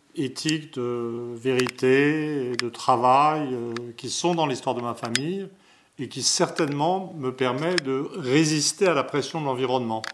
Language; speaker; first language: French; native; French